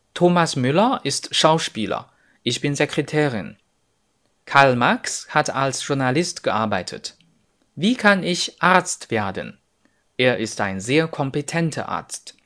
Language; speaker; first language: German; non-native, fluent; Chinese